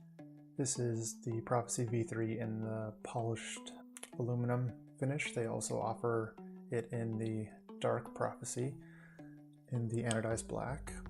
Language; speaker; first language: English; native; English